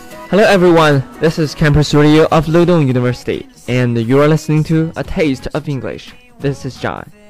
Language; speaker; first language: English; non-native, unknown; Chinese